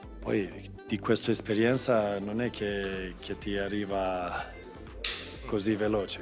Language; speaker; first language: Italian; non-native, fluent; Swedish